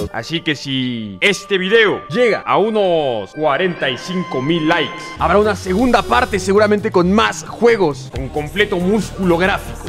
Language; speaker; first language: Spanish; native; Spanish